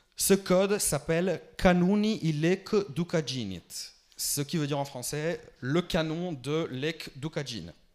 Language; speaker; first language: French; early bilingual, other home language; Albanian